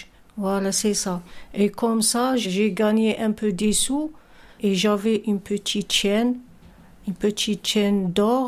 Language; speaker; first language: French; non-native, fluent; Arabic